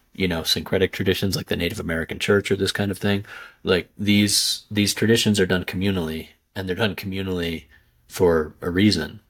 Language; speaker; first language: English; native; English